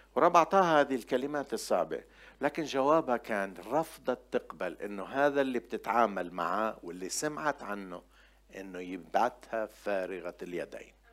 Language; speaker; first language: Arabic; non-native, local second language; Armenian